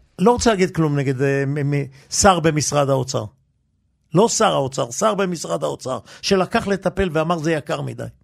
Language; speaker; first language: Hebrew; early bilingual, other home language; Yiddish